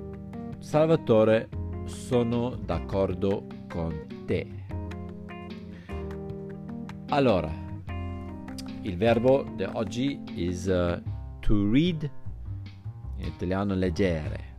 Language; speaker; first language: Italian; non-native, fluent; English